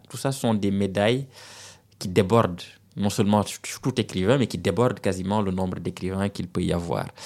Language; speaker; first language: French; non-native, local second language; Serer